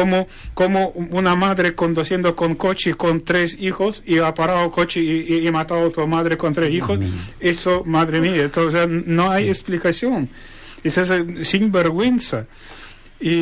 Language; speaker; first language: Spanish; non-native, learner; Ukrainian